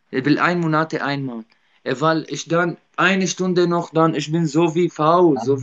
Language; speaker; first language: German; non-native, learner; Arabic